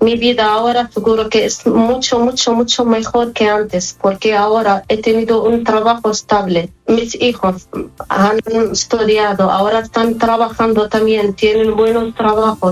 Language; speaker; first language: Spanish; non-native, learner; Arabic